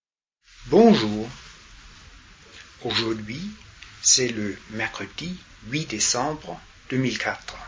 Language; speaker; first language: French; non-native, fluent; Danish